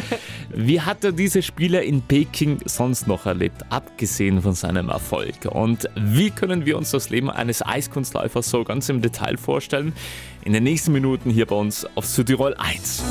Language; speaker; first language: German; native; German